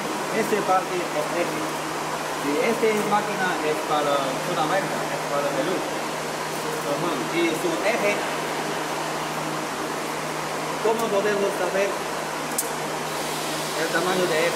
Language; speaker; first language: Spanish; non-native, learner; Chinese